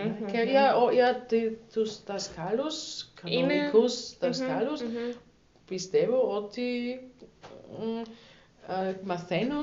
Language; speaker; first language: Greek; non-native, learner; German